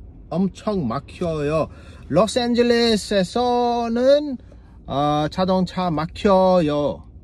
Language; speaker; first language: Korean; non-native, learner; English